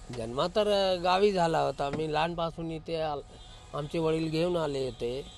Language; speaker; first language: Marathi; non-native, local second language; Hindi